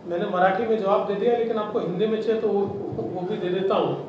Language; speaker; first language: Hindi; non-native, local second language; Marathi